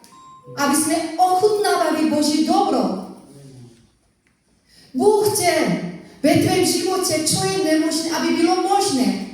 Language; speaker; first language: Czech; non-native, fluent; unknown